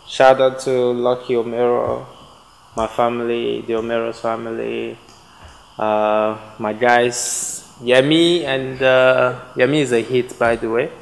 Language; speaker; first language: English; non-native, local second language; Igbo